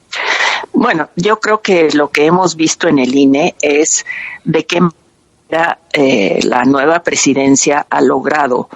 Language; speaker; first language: Spanish; native; Spanish